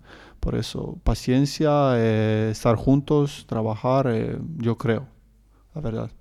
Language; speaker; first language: Spanish; non-native, learner; Croatian